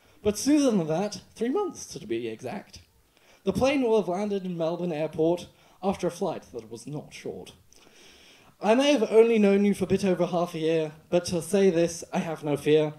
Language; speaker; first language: English; native; English